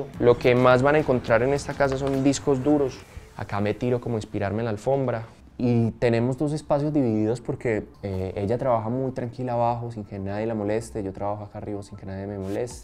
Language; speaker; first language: Spanish; native; Spanish